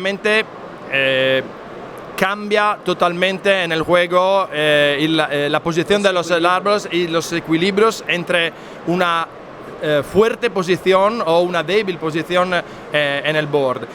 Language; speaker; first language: Spanish; non-native, fluent; Italian